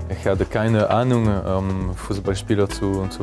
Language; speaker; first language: German; non-native, learner; French